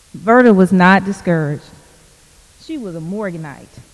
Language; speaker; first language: English; native; English